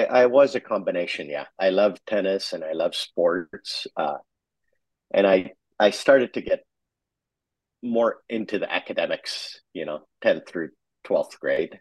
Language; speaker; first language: English; non-native, local second language; Urdu